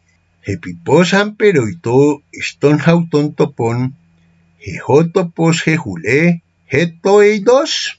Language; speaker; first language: Greek; non-native, fluent; Spanish